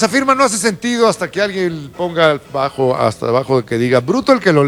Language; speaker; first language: Spanish; native; Spanish